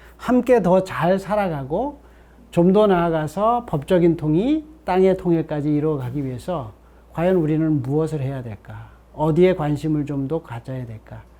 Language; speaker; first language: Korean; native; Korean